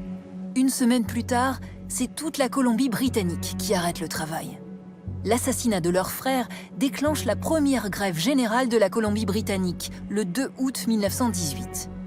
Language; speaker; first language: French; native; French